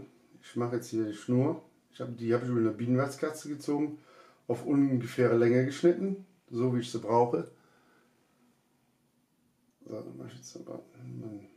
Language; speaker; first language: German; native; German